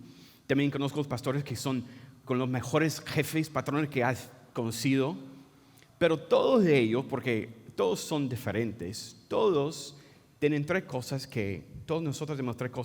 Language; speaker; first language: Spanish; non-native, fluent; English